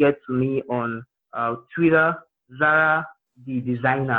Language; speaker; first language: English; non-native, local second language; Igbo